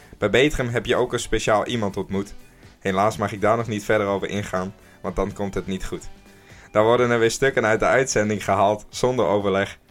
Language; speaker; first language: Dutch; non-native, local second language; Western Frisian